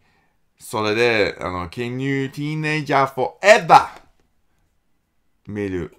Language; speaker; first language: Japanese; non-native, learner; English